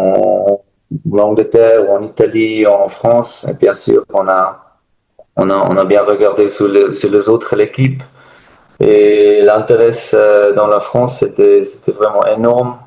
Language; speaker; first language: French; non-native, learner; German